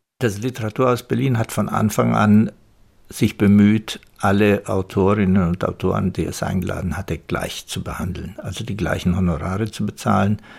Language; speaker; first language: German; native; German